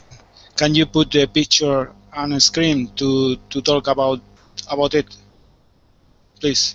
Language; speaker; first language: English; non-native, learner; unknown